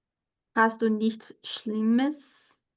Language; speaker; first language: German; non-native, learner; Portuguese